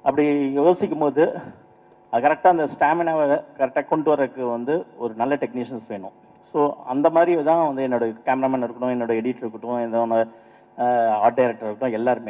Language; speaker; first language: Tamil; native; Tamil